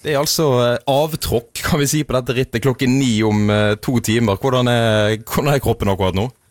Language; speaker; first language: Norwegian; native; Norwegian